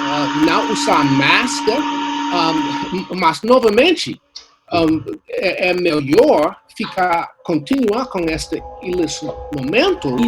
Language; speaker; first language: Portuguese; non-native, learner; English